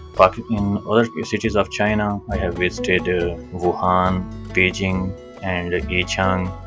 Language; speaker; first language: English; non-native, local second language; Punjabi